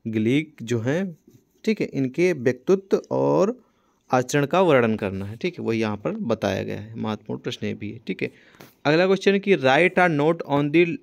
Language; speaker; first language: Hindi; native; Hindi